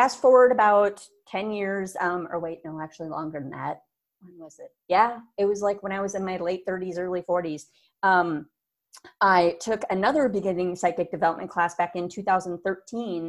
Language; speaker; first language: English; native; English